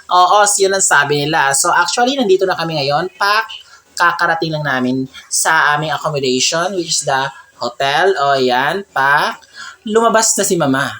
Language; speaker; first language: Filipino; non-native, local second language; Cebuano